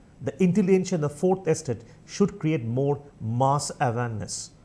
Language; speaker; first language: English; non-native, local second language; Bangla